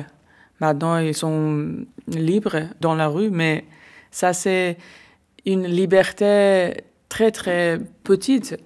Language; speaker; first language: French; non-native, learner; Persian